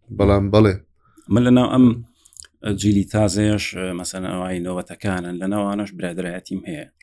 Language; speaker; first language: Central Kurdish; native; Central Kurdish